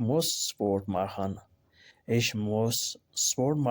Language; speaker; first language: German; non-native, fluent; Urdu